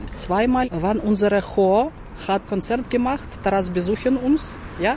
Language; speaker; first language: German; non-native, learner; Ukrainian